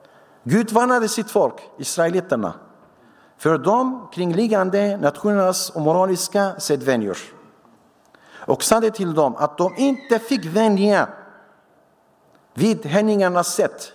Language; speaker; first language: Swedish; non-native, fluent; Syriac